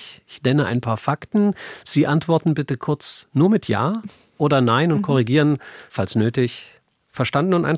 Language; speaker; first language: German; native; German